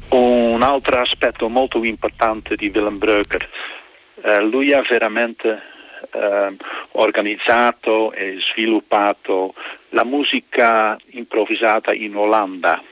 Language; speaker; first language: Italian; non-native, fluent; Dutch